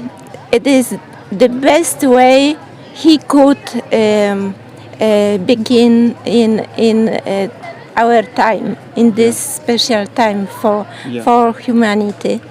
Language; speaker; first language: English; non-native, learner; Polish